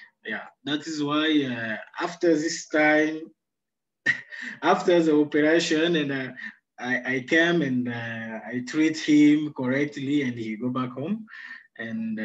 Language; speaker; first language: English; non-native, fluent; Sango